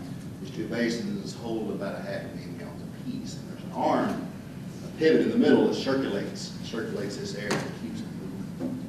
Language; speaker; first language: English; native; English